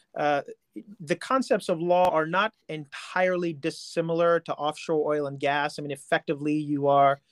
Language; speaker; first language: English; non-native, local second language; Hindi